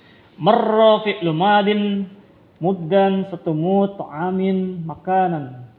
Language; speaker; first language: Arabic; non-native, learner; Indonesian